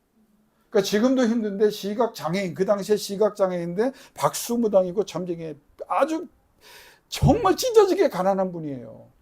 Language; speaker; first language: Korean; native; Korean